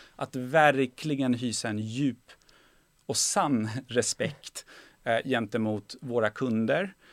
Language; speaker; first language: Swedish; early bilingual, other home language; Persian